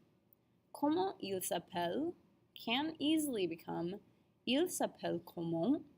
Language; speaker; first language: French; non-native, fluent; English